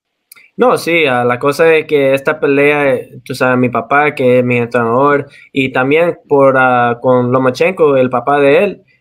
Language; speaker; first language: Spanish; early bilingual, heritage; Spanish